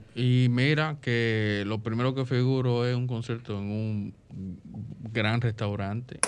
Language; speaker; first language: Spanish; native; Spanish